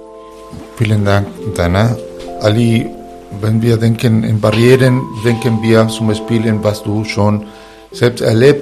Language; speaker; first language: German; non-native, fluent; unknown